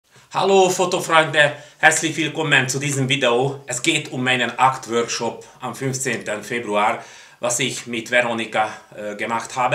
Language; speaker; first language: German; non-native, fluent; Hungarian